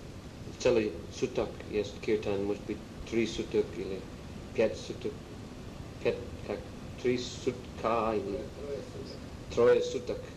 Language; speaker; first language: Russian; non-native, learner; English